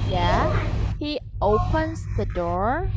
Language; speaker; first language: English; non-native, fluent; Vietnamese